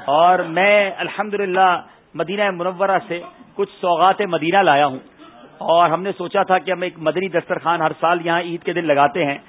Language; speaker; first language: Urdu; native; Urdu